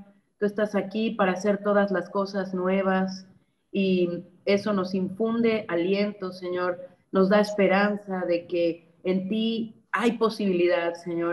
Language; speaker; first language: Spanish; native; Spanish